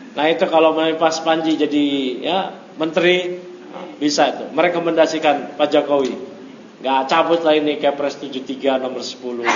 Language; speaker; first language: Indonesian; native; Indonesian